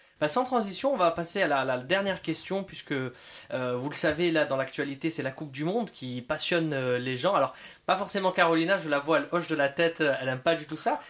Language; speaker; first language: French; native; French